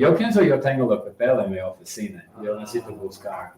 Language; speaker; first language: Spanish; non-native, learner; English